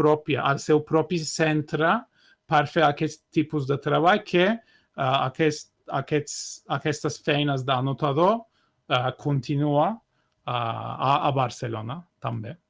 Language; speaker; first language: Catalan; non-native, fluent; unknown